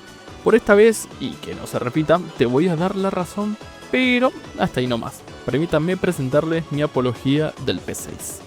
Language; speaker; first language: Spanish; native; Spanish